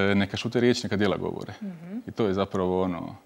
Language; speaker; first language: Croatian; native; Croatian